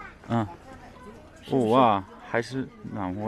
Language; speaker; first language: Chinese; non-native, learner; English